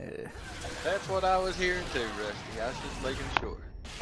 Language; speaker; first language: English; native; English